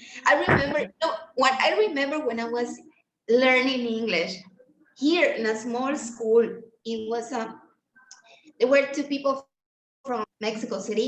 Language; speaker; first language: English; non-native, learner; Spanish